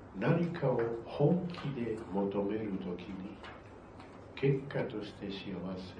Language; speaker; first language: Japanese; non-native, fluent; Spanish